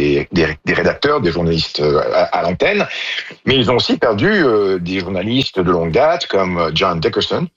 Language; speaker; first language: French; native; French